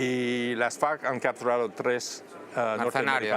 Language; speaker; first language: Spanish; non-native, fluent; English